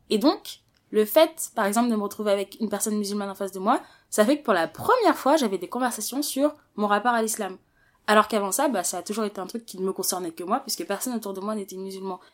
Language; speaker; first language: French; early bilingual, other home language; Wolof